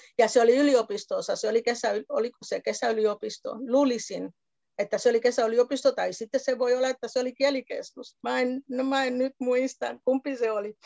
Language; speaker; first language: Finnish; non-native, fluent; Spanish